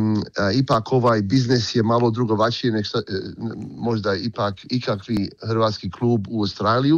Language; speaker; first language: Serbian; early bilingual, heritage; Croatian